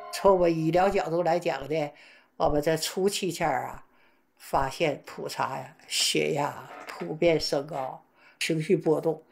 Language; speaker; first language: Chinese; native; Chinese